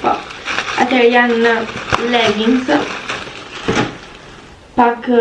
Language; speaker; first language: Albanian; early bilingual, heritage; Albanian